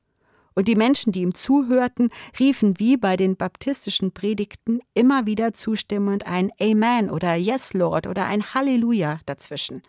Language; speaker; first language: German; native; German